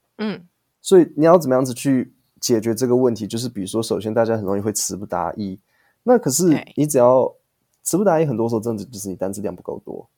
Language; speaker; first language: Chinese; native; Chinese